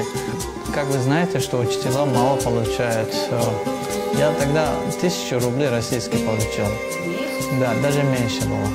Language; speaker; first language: Russian; non-native, local second language; Tajik